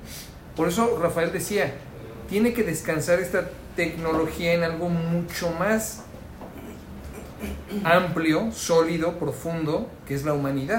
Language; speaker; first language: Spanish; native; Spanish